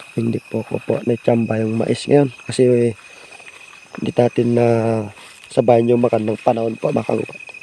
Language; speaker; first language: Filipino; non-native, local second language; Iloko